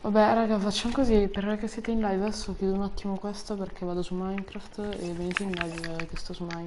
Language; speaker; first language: Italian; native; Italian